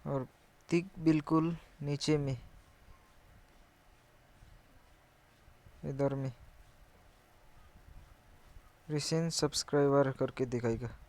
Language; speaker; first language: Hindi; non-native, local second language; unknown